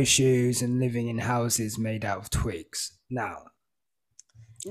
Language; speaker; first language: English; native; English